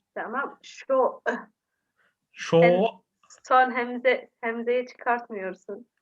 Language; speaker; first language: Turkish; non-native, learner; Arabic